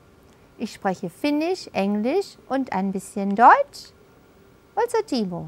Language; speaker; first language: German; non-native, fluent; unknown